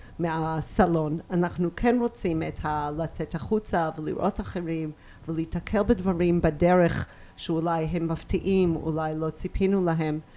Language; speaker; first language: Hebrew; non-native, fluent; English